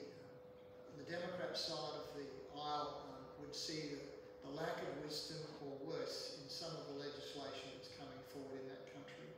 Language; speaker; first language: English; native; English